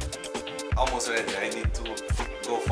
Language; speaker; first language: English; non-native, learner; Portuguese